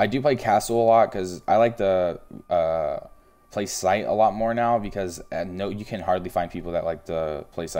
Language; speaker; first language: English; native; English